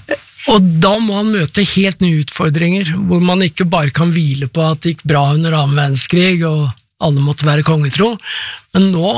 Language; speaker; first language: Norwegian; native; Norwegian